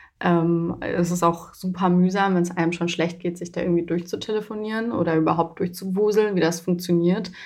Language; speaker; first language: German; early bilingual, other home language; Persian